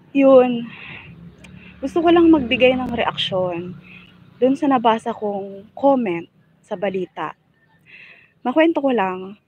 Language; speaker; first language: Filipino; non-native, local second language; Bikol